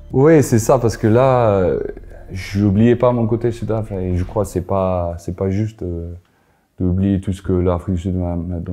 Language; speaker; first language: French; non-native, fluent; Afrikaans